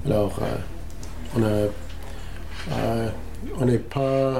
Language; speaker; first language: French; non-native, learner; English